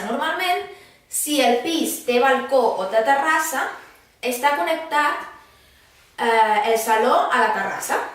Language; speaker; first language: Catalan; non-native, fluent; Spanish